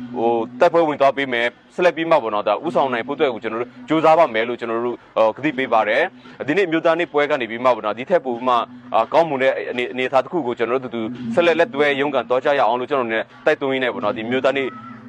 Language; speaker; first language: Burmese; non-native, local second language; Western Kayah